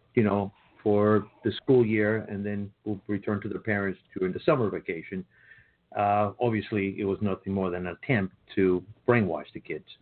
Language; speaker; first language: English; early bilingual, other home language; Spanish